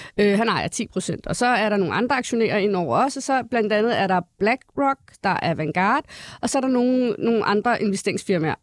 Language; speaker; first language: Danish; early bilingual, other home language; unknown